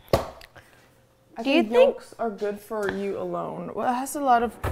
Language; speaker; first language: English; non-native, fluent; Norwegian